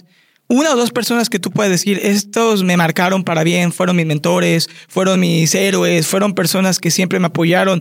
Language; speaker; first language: Spanish; native; Spanish